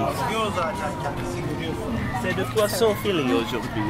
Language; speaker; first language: French; non-native, learner; Dutch